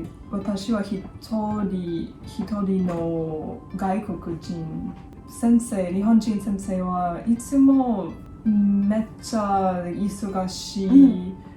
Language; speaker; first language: Japanese; non-native, learner; English